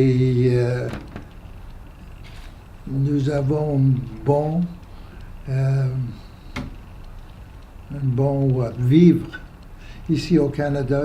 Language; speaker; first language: French; non-native, fluent; English